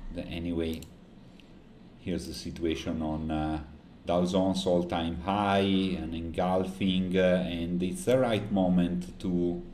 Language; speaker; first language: English; non-native, fluent; Italian